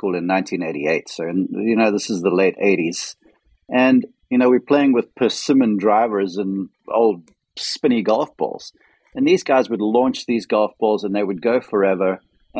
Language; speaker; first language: English; native; English